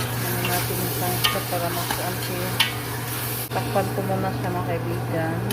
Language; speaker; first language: Filipino; non-native, local second language; Cebuano